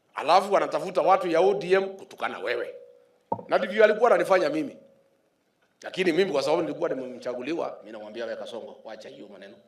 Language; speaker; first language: Swahili; non-native, local second language; Kikuyu